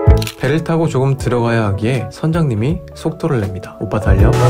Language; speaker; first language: Korean; native; Korean